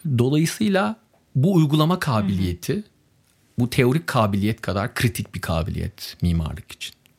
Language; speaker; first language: Turkish; early bilingual, heritage; Turkish